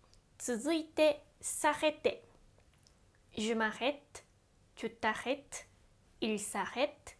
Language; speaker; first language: French; non-native, fluent; Japanese